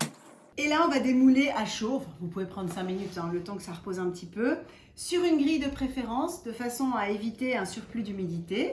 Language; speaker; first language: French; native; French